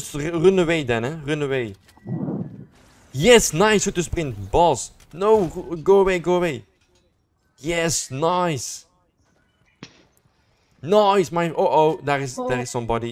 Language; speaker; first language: English; non-native, learner; Dutch